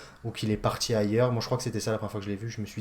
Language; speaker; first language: French; native; French